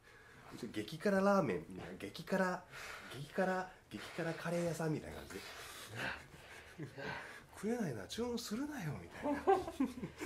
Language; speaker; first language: Japanese; native; Japanese